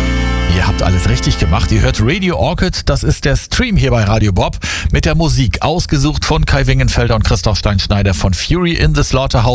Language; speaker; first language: German; native; German